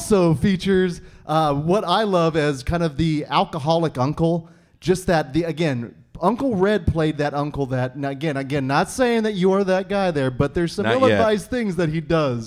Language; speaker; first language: English; native; English